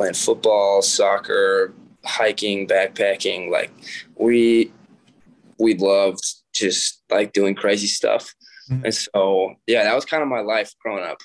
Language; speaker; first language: English; native; English